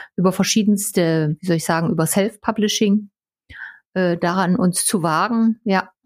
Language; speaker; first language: German; non-native, local second language; Upper Sorbian